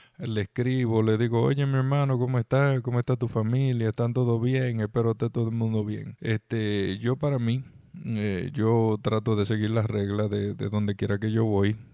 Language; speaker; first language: Spanish; native; Spanish